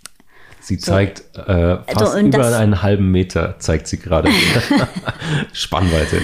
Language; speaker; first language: German; native; German